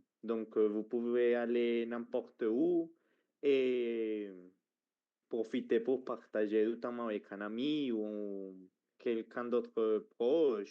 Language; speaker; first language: French; non-native, fluent; Spanish